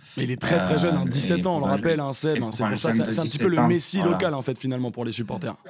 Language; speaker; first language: French; native; French